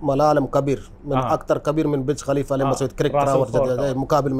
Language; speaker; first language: Arabic; non-native, learner; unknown